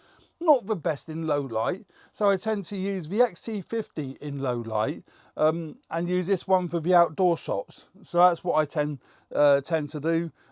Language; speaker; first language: English; native; English